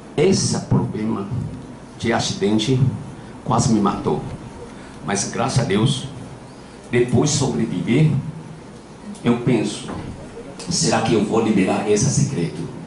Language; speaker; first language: Portuguese; non-native, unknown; Chinese